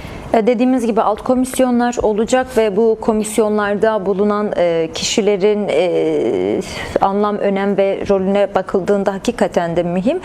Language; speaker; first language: Turkish; native; Turkish